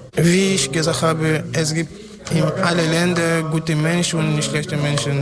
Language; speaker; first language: German; non-native, fluent; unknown